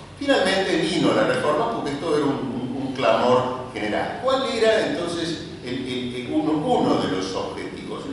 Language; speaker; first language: Spanish; native; Spanish